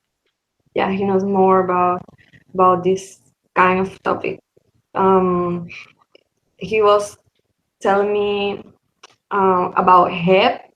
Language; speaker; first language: English; non-native, learner; Spanish